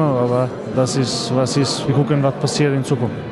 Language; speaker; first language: German; non-native, learner; Macedonian